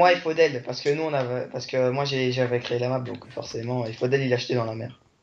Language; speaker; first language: French; native; French